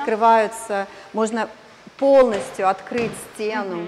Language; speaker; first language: Russian; native; Russian